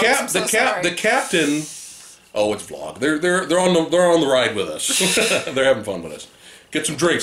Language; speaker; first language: English; native; English